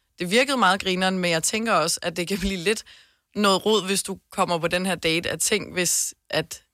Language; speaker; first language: Danish; native; Danish